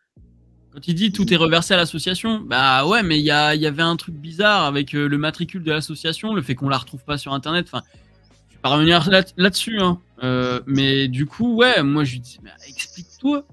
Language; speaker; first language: French; native; French